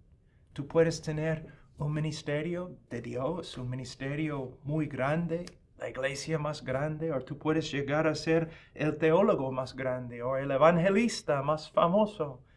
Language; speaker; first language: Spanish; non-native, fluent; English